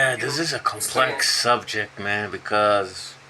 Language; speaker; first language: English; non-native, fluent; Portuguese